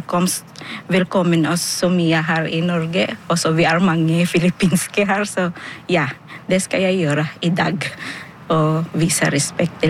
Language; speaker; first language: Norwegian; non-native, fluent; Filipino